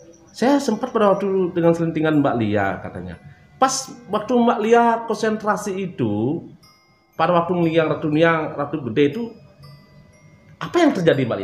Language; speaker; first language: Indonesian; non-native, local second language; Balinese